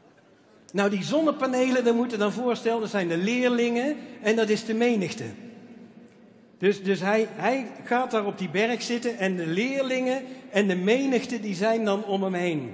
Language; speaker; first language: Dutch; native; Dutch